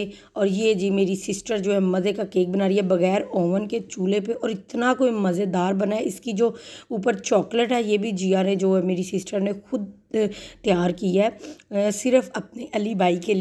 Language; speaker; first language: Urdu; native; Urdu